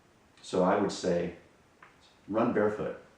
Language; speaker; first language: English; native; English